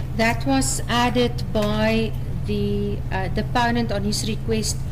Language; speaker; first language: English; non-native, local second language; Afrikaans